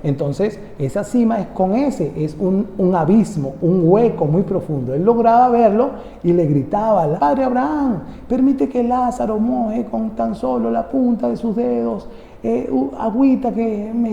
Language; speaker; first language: Spanish; native; Spanish